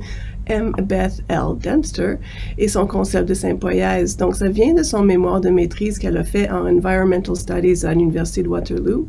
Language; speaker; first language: French; native; French